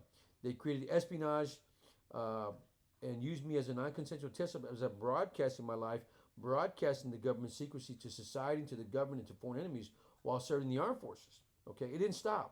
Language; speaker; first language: English; native; English